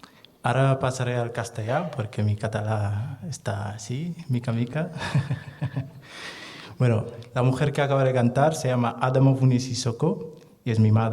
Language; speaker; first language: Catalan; non-native, learner; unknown